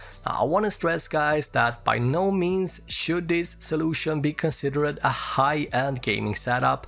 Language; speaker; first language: English; native; English